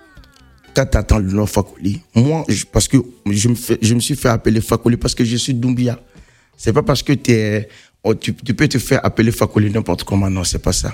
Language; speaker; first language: French; non-native, local second language; Mandingo